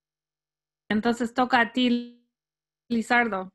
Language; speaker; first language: Spanish; non-native, fluent; English